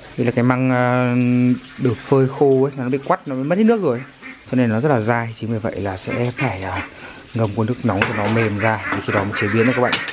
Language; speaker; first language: Vietnamese; non-native, local second language; Hmong